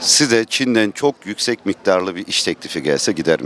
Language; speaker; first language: Turkish; native; Turkish